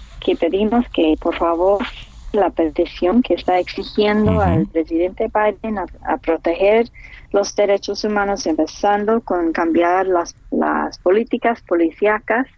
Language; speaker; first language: Spanish; non-native, fluent; English